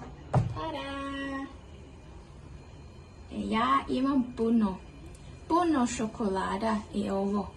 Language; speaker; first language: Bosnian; early bilingual, heritage; Bosnian